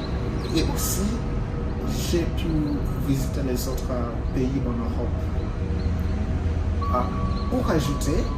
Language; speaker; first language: French; non-native, fluent; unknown